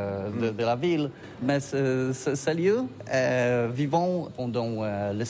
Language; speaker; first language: French; non-native, learner; Polish